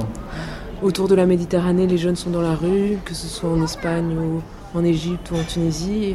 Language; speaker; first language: French; native; French